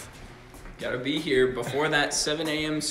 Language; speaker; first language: English; native; English